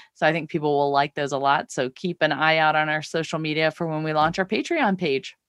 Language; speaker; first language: English; native; English